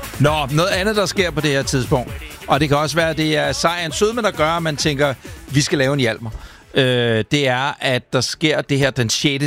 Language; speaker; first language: Danish; native; Danish